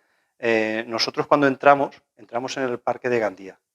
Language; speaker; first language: Spanish; native; Spanish